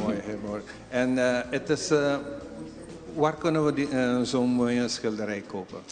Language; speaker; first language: Dutch; non-native, local second language; Papiamento